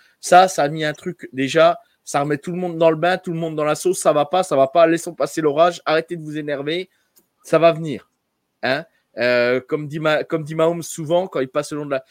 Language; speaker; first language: French; native; French